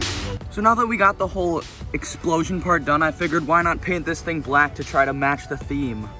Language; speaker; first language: English; native; English